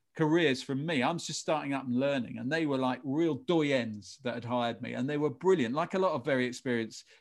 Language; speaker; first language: English; native; English